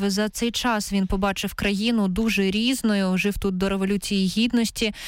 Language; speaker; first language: Ukrainian; native; Ukrainian